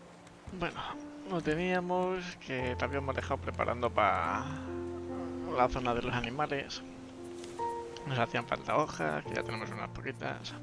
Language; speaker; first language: Spanish; native; Spanish